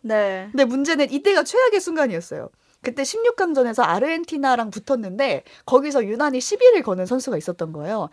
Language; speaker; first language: Korean; native; Korean